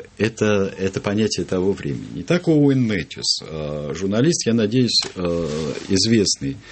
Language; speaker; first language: Russian; native; Russian